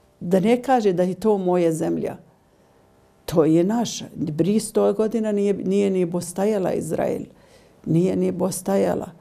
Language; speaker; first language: Serbian; non-native, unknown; Arabic